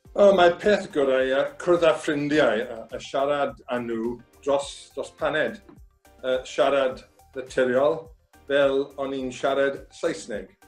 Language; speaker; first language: Welsh; non-native, fluent; English